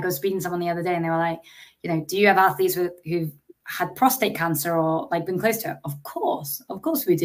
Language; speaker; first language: English; native; English